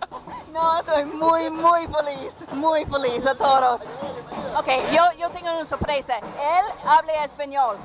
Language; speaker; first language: Spanish; non-native, learner; English